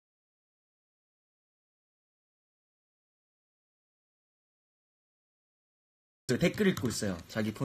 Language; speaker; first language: Korean; native; Korean